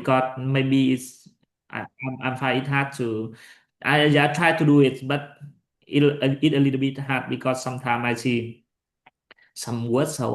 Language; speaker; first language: English; non-native, learner; Vietnamese